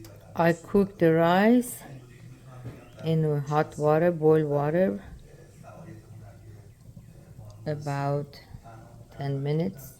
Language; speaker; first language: English; non-native, learner; Persian